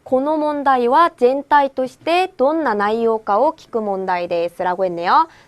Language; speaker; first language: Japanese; non-native, fluent; Korean